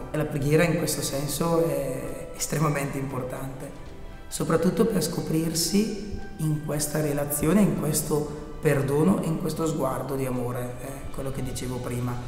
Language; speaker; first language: Italian; native; Italian